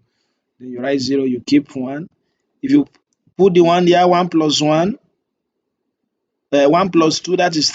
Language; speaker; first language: English; non-native, local second language; Yoruba